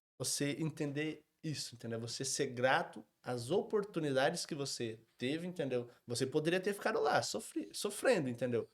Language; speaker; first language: Portuguese; native; Portuguese